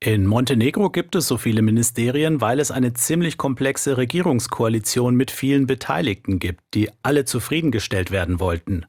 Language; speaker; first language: German; native; German